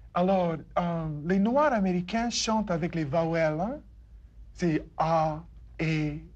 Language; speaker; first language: French; non-native, fluent; English